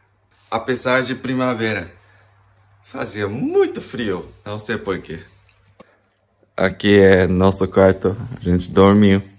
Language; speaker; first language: Portuguese; non-native, fluent; Japanese